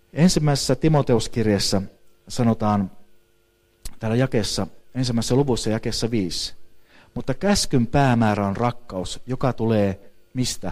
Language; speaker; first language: Finnish; native; Finnish